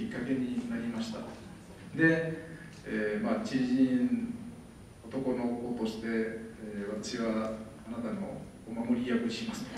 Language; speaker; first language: Japanese; non-native, fluent; Spanish